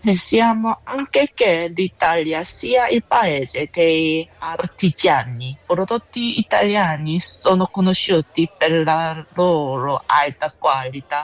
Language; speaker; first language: Italian; non-native, learner; Korean